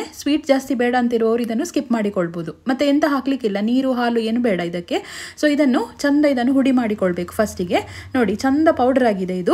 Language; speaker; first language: Kannada; native; Kannada